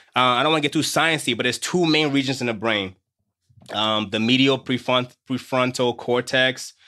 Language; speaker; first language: English; native; English